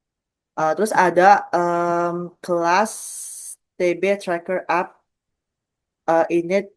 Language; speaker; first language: Indonesian; native; Indonesian